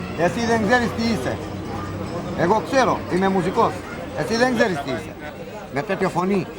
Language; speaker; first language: Greek; non-native, learner; Italian